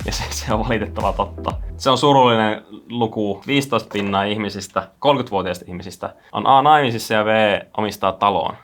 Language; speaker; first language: Finnish; native; Finnish